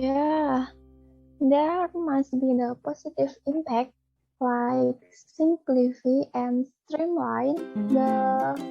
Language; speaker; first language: English; non-native, learner; Indonesian